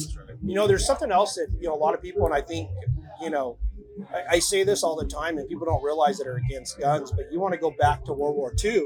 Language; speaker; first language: English; native; English